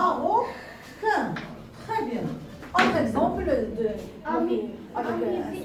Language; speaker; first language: French; non-native, local second language; Arabic